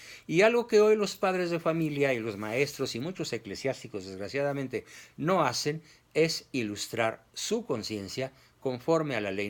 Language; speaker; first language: Spanish; native; Spanish